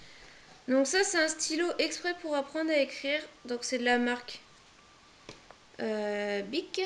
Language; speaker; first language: French; native; French